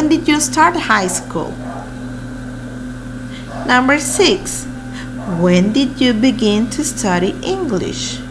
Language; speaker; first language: English; non-native, fluent; Spanish